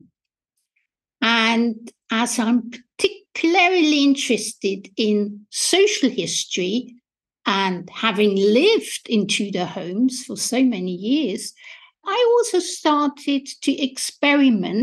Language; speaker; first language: English; non-native, fluent; German